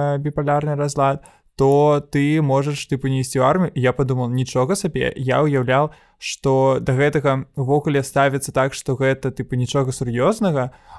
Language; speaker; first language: Belarusian; native; Belarusian